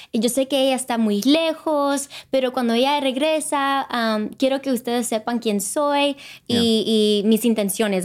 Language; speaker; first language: Spanish; early bilingual, other home language; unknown